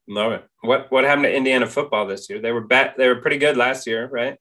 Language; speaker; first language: English; native; English